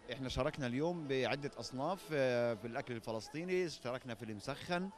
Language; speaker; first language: Arabic; native; Arabic